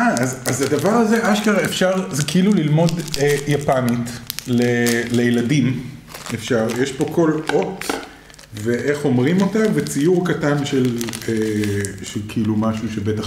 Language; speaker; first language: Hebrew; native; Hebrew